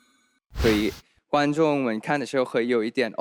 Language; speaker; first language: Chinese; non-native, fluent; Thai